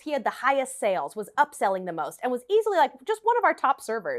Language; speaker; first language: English; native; English